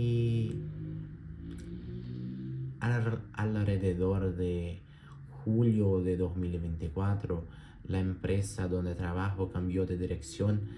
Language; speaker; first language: Spanish; non-native, learner; Portuguese